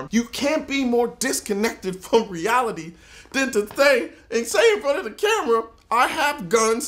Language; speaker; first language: English; native; English